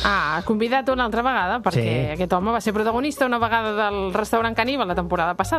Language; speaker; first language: Catalan; native; Catalan